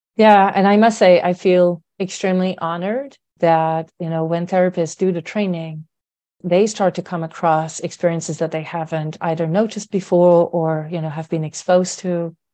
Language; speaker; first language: English; non-native, fluent; Dutch